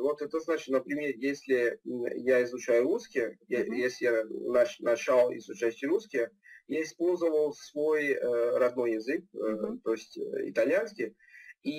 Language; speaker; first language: Russian; non-native, fluent; Italian